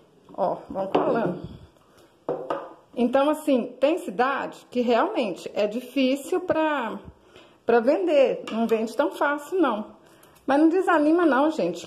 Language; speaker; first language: Portuguese; native; Portuguese